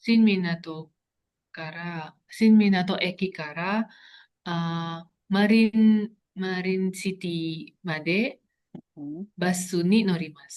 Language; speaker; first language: Japanese; non-native, learner; Indonesian